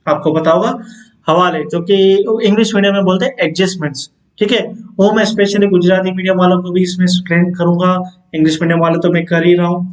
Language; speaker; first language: Hindi; non-native, local second language; Gujarati